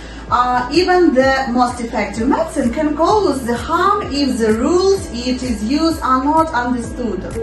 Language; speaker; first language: English; non-native, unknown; Ukrainian